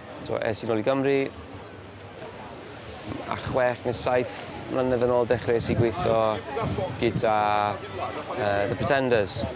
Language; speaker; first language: Welsh; native; Welsh